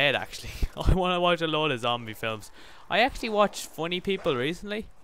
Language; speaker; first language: English; native; English